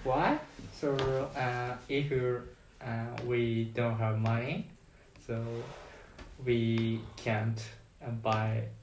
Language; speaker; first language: English; non-native, learner; Japanese